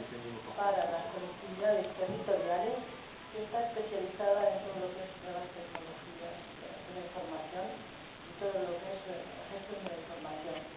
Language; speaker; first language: Spanish; non-native, fluent; French